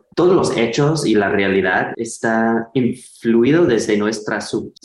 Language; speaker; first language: Spanish; non-native, fluent; English